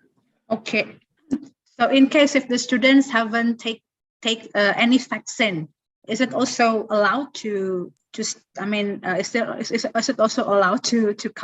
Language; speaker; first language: English; non-native, fluent; Indonesian